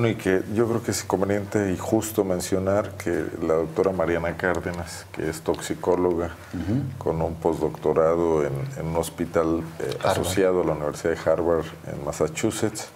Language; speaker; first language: Spanish; native; Spanish